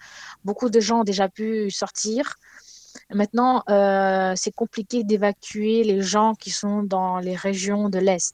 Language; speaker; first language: French; non-native, fluent; Ukrainian